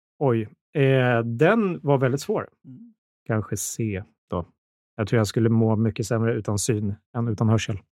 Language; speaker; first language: Swedish; native; Swedish